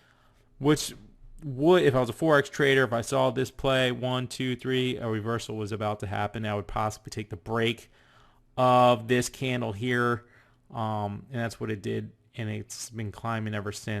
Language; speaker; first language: English; native; English